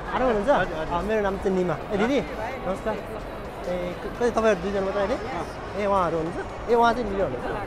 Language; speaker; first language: Nepali; non-native, local second language; Sherpa